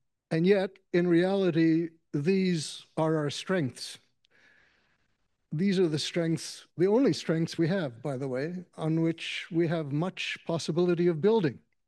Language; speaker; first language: English; native; English